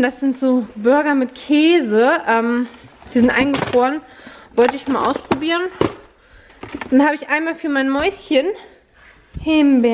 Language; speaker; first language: German; native; German